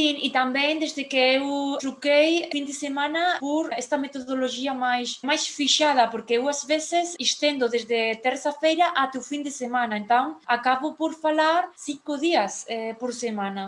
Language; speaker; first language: Portuguese; non-native, fluent; Spanish